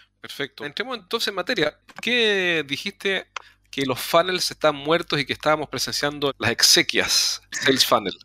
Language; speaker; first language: Spanish; native; Spanish